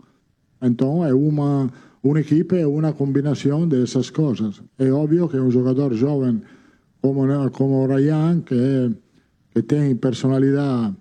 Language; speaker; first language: Portuguese; non-native, fluent; Italian